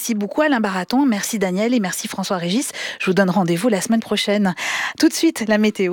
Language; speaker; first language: French; native; French